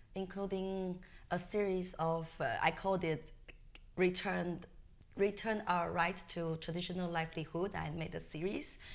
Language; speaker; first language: English; non-native, fluent; Chinese